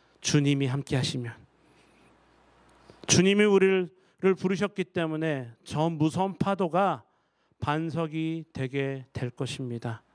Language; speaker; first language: Korean; native; Korean